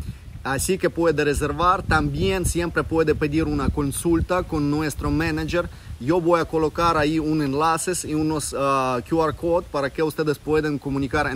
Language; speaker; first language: Spanish; non-native, fluent; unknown